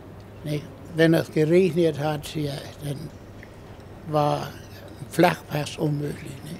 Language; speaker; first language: German; native; German